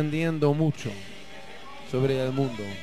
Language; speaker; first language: Spanish; non-native, learner; English